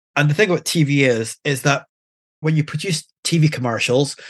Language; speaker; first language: English; native; English